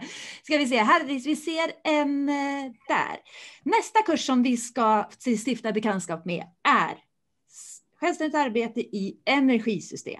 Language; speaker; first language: Swedish; native; Swedish